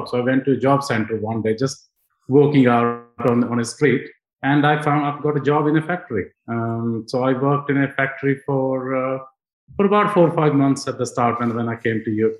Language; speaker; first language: English; non-native, local second language; Punjabi